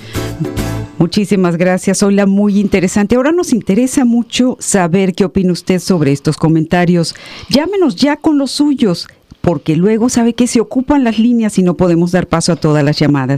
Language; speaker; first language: Spanish; native; Spanish